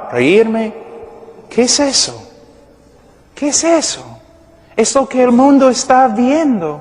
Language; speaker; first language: Spanish; non-native, fluent; English